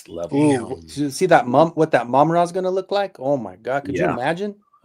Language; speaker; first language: English; native; English